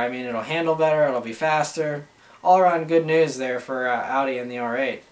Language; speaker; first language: English; native; English